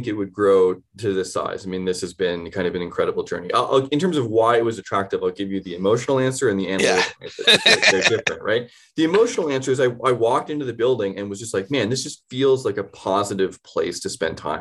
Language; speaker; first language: English; native; English